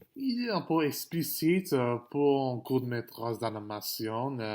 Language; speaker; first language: French; non-native, learner; English